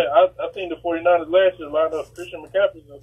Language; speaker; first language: English; native; English